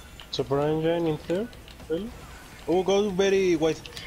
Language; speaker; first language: English; non-native, learner; Spanish